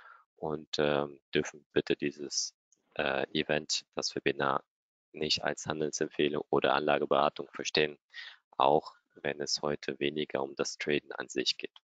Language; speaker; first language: German; native; German